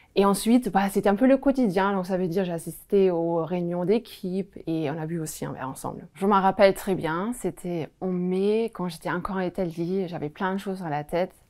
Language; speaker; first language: French; non-native, fluent; German